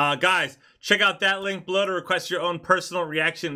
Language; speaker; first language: English; native; English